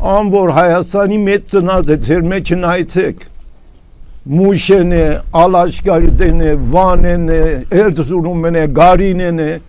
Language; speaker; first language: Armenian; early bilingual, heritage; Armenian